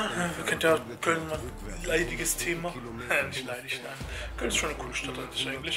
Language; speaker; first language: German; native; German